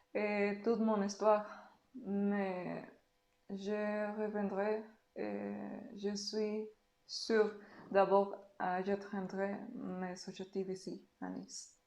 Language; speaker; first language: French; non-native, learner; Spanish